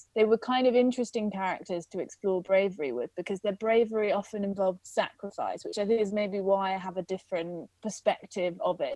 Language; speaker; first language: English; native; English